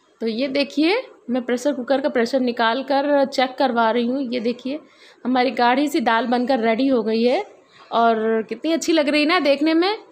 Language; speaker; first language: Hindi; native; Hindi